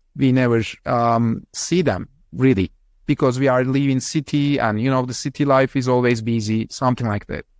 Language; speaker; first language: English; non-native, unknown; Turkish